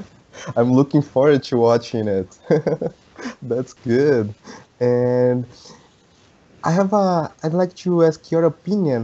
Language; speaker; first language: English; non-native, learner; Portuguese